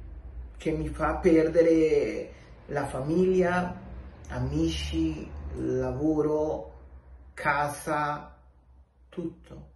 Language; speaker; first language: Italian; non-native, local second language; Spanish